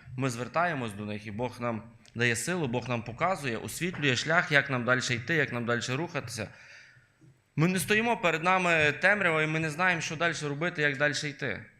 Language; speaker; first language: Ukrainian; native; Ukrainian